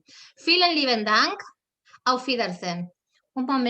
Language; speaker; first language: German; non-native, fluent; Spanish